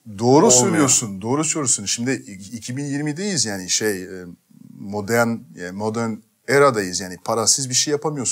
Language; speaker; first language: Turkish; non-native, fluent; French